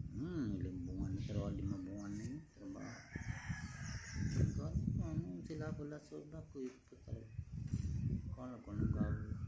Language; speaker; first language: Filipino; non-native, learner; Punjabi